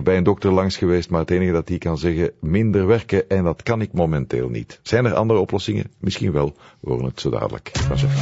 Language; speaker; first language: Dutch; native; Dutch